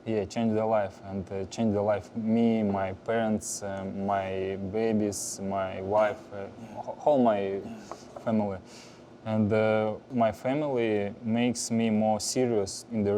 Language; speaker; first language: English; non-native, learner; Russian